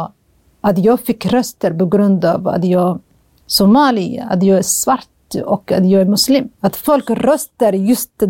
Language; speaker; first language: Swedish; non-native, fluent; Somali